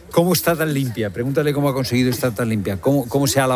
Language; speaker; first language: Spanish; native; Spanish